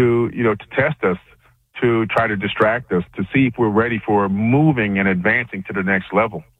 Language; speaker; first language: English; native; English